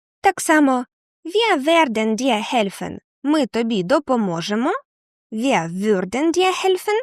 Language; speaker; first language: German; non-native, fluent; Ukrainian